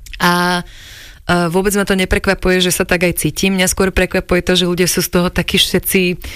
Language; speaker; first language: Slovak; early bilingual, other home language; English